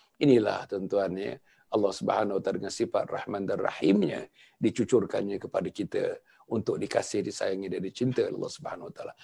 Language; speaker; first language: Malay; native; Malay